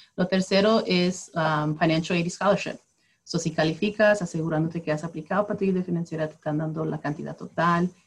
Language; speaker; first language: Spanish; early bilingual, heritage; Spanish